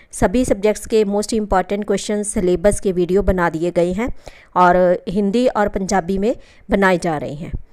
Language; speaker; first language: Hindi; non-native, local second language; Punjabi